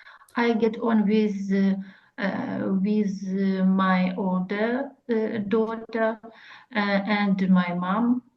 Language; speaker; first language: English; non-native, learner; Russian